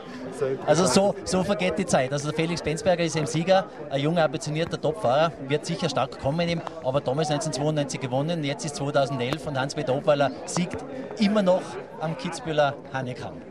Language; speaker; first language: German; native; German